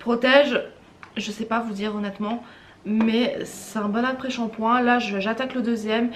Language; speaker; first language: French; native; French